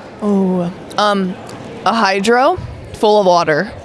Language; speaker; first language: English; native; English